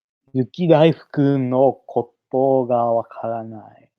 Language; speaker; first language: Japanese; non-native, learner; English